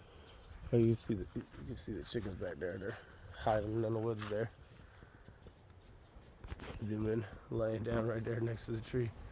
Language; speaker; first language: English; native; English